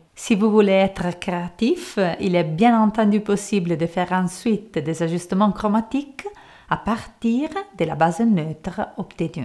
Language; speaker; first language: French; non-native, fluent; Italian